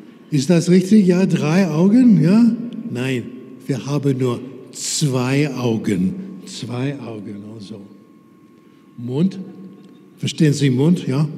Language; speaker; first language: German; non-native, fluent; English